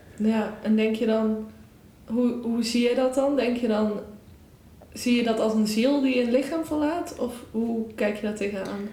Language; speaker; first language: Dutch; native; Dutch